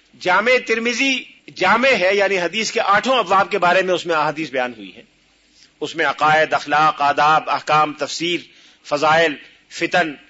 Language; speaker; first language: Urdu; native; Urdu